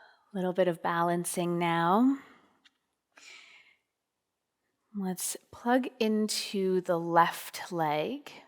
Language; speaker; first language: English; native; English